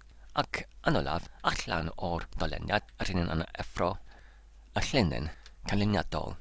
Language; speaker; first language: Welsh; non-native, local second language; English